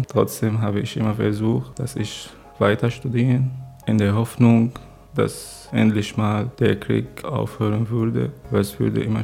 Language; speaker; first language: German; non-native, fluent; Arabic